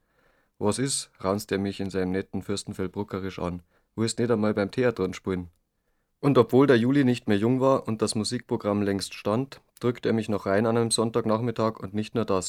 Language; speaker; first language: German; native; German